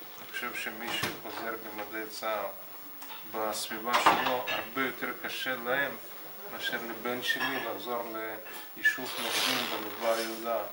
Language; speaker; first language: Hebrew; non-native, fluent; Russian